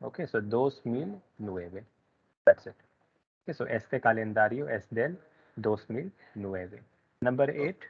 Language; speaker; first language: Spanish; non-native, fluent; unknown